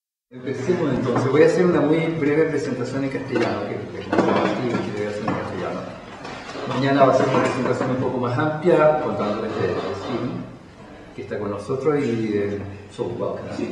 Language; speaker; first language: Spanish; native; Spanish